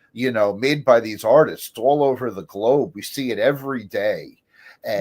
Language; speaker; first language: English; native; English